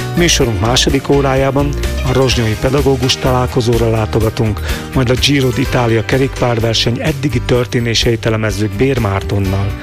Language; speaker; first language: Hungarian; native; Hungarian